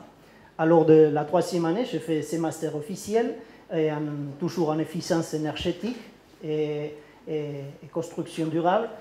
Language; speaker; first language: French; non-native, learner; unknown